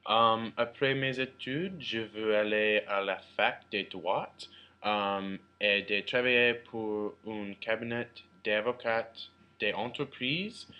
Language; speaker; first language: French; non-native, learner; English